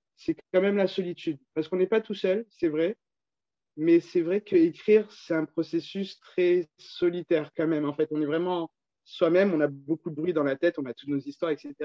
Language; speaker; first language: French; native; French